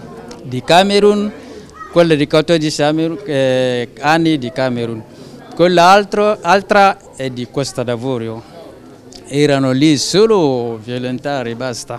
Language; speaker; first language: Italian; non-native, learner; French